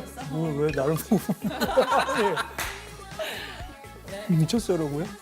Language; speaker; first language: Korean; native; Korean